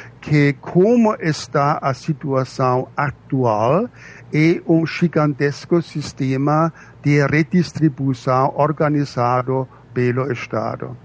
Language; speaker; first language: Portuguese; non-native, fluent; German